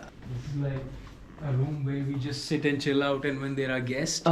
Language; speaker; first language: English; non-native, local second language; Hindi